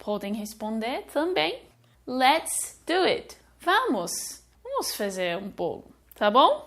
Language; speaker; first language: Portuguese; non-native, fluent; English